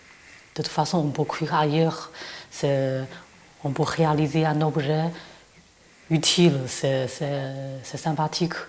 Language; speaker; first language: French; non-native, fluent; Chinese